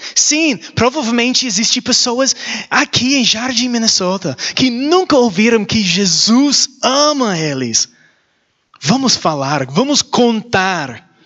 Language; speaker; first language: Portuguese; non-native, learner; English